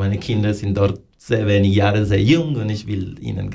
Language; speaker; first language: German; non-native, learner; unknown